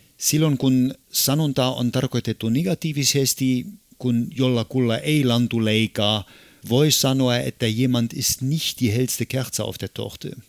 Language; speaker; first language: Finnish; non-native, fluent; German